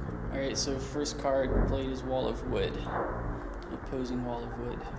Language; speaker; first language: English; native; English